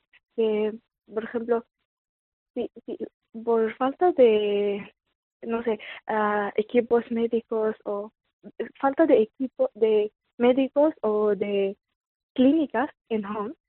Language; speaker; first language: Spanish; non-native, fluent; Arabic